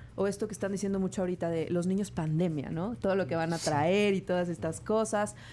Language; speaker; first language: Spanish; native; Spanish